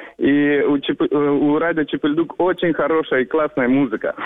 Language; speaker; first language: Russian; non-native, learner; Romanian